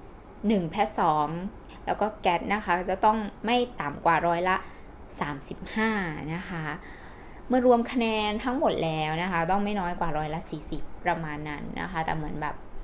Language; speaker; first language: Thai; native; Thai